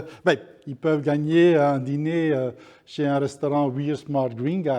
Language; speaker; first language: French; non-native, local second language; Dutch